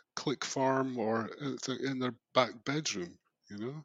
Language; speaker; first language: English; native; English